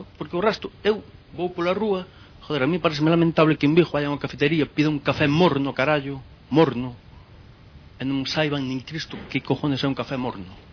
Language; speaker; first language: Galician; native; Galician